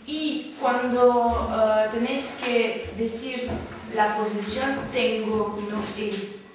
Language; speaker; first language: Spanish; non-native, fluent; French